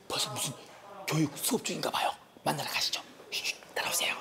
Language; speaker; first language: Korean; native; Korean